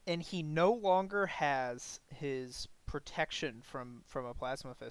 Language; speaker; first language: English; native; English